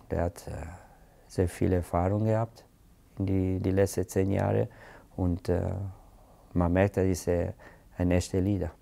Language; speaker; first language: German; non-native, fluent; Italian